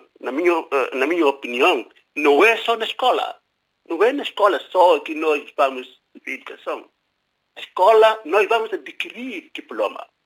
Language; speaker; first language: Portuguese; non-native, local second language; Upper Guinea Crioulo